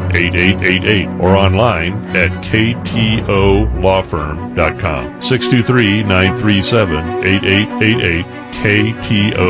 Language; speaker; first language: English; native; English